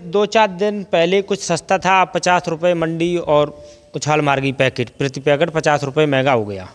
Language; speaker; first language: Hindi; native; Hindi